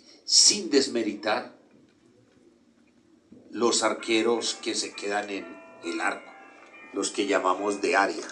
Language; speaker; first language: Spanish; native; Spanish